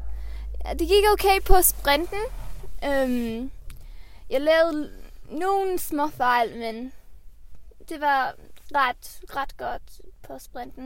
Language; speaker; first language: Danish; early bilingual, heritage; Swedish